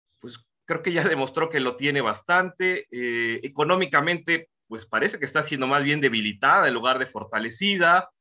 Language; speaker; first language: Spanish; native; Spanish